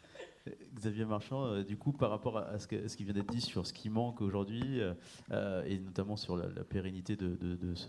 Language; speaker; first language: French; native; French